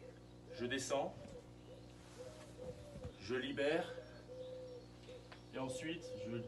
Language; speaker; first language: French; native; French